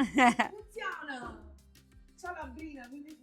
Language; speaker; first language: Italian; native; Italian